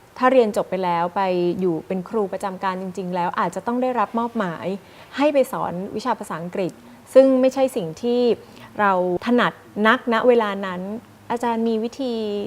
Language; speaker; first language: Thai; native; Thai